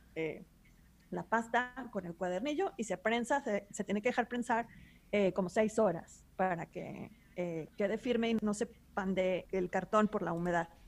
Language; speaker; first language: Spanish; native; Spanish